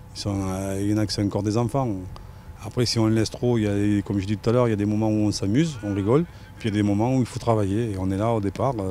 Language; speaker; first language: French; native; French